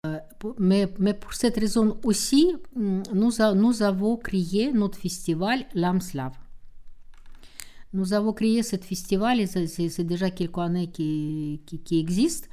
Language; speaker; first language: French; non-native, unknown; Russian